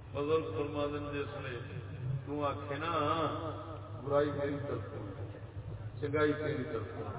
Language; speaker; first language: Urdu; non-native, local second language; Punjabi